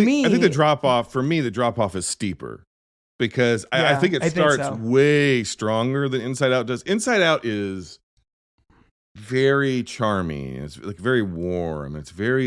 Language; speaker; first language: English; native; English